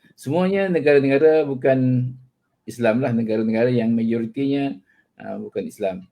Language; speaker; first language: Malay; native; Malay